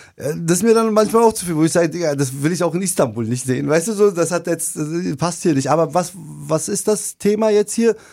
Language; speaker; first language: German; non-native, fluent; Turkish